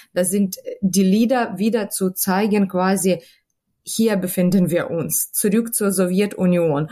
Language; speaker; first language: German; non-native, fluent; Ukrainian